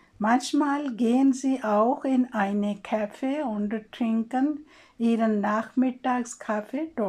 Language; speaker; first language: German; non-native, learner; Urdu